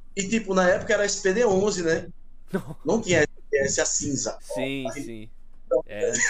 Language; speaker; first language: Portuguese; native; Portuguese